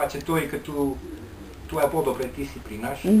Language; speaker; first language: Bulgarian; non-native, learner; Finnish